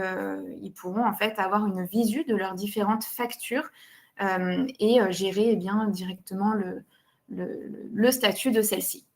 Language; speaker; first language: French; native; French